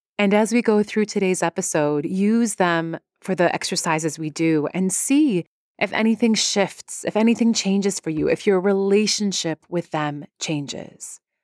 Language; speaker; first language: English; early bilingual, other home language; Persian